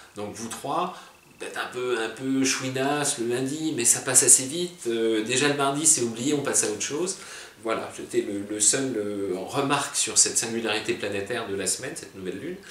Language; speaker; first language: French; native; French